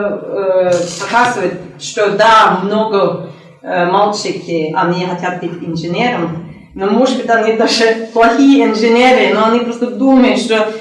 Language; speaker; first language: Russian; non-native, learner; Norwegian